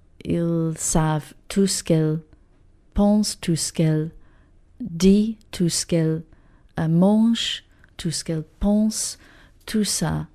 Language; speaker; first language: French; non-native, fluent; English